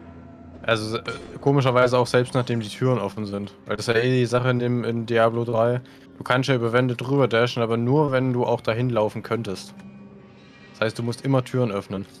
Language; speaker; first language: German; native; German